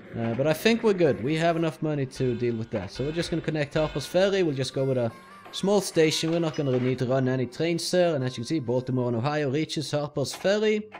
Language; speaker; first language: English; non-native, fluent; Norwegian